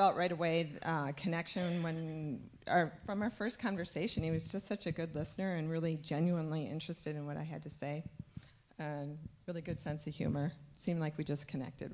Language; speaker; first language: English; native; English